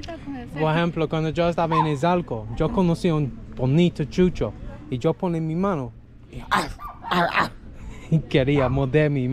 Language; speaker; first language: Spanish; non-native, learner; English